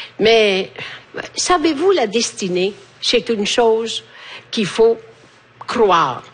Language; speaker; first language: French; non-native, fluent; Italian